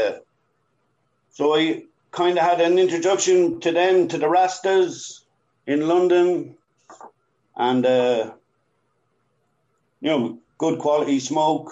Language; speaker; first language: English; native; English